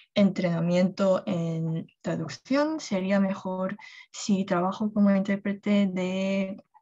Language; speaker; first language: Spanish; non-native, fluent; Korean